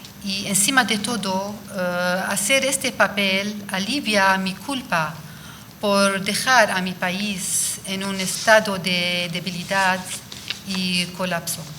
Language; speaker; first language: Spanish; non-native, fluent; Arabic